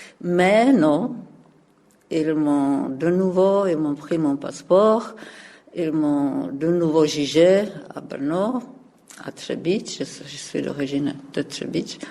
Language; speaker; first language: French; non-native, fluent; Czech